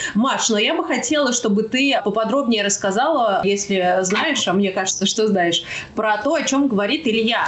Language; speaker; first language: Russian; native; Russian